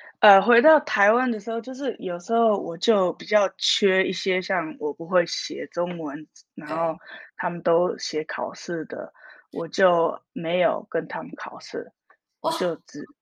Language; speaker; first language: Chinese; early bilingual, heritage; Min Nan Chinese